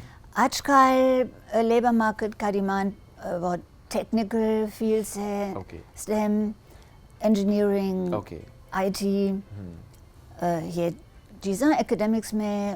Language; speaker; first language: Hindi; non-native, learner; German